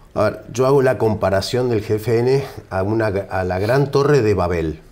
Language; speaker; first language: Spanish; native; Spanish